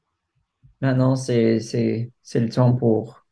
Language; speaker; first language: French; non-native, fluent; English